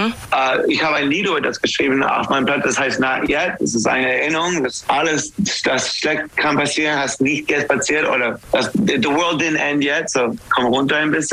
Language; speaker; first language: German; non-native, learner; English